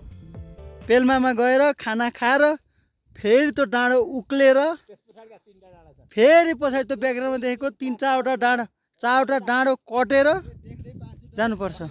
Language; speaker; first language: Nepali; native; Nepali